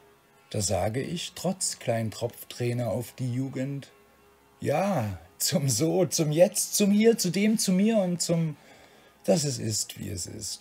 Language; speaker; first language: German; native; German